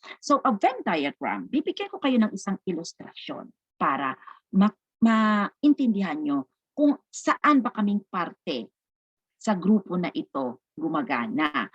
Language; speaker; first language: Filipino; non-native, local second language; Cebuano